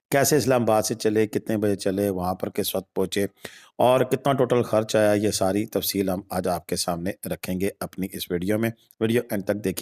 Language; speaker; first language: Hindi; non-native, local second language; Punjabi